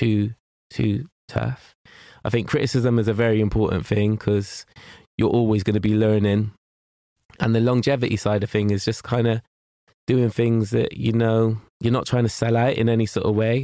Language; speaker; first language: English; native; English